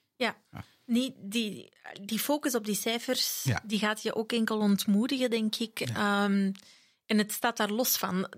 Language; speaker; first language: Dutch; native; Dutch